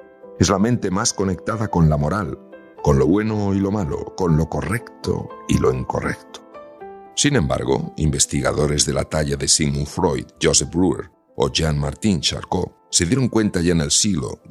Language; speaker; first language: Spanish; native; Spanish